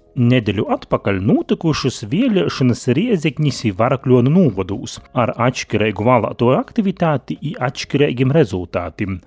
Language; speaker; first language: Latvian; native; Latvian